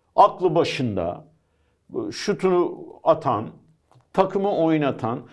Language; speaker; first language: Turkish; early bilingual, heritage; Turkish